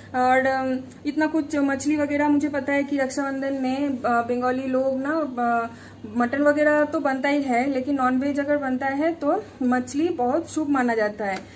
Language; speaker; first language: Hindi; non-native, local second language; Bangla